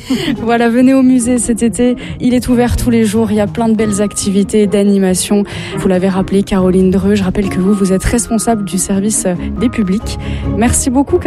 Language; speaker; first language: French; native; French